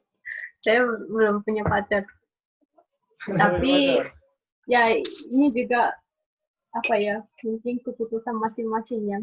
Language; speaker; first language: Indonesian; non-native, fluent; Japanese